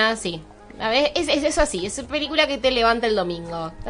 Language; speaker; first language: Spanish; native; Spanish